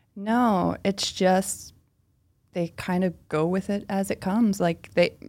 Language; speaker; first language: English; early bilingual, other home language; Pennsylvania German